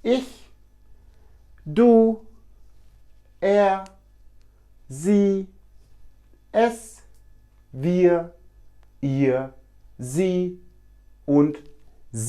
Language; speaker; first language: German; non-native, fluent; Turkish